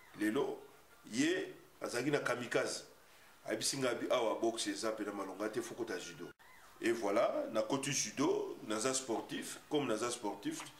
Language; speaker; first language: Lingala; native; Lingala